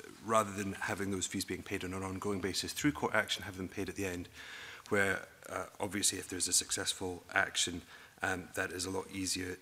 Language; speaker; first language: English; native; English